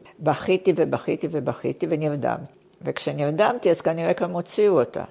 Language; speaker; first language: Hebrew; non-native, fluent; Polish